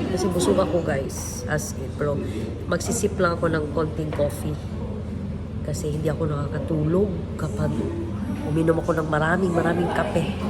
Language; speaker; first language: Filipino; non-native, local second language; Bikol